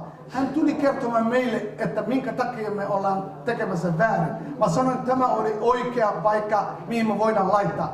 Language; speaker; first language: Finnish; non-native, fluent; Somali